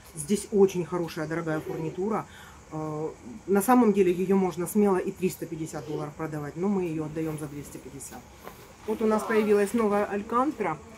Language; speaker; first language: Russian; native; Russian